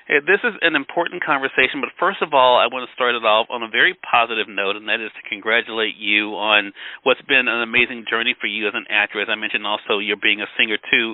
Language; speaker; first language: English; native; English